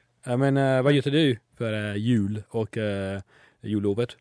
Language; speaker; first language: Swedish; non-native, learner; Italian